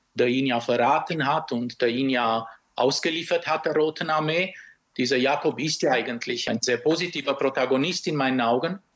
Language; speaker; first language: German; early bilingual, other home language; Romanian